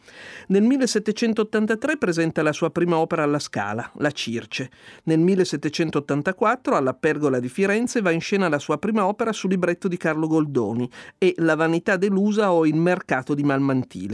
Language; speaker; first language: Italian; native; Italian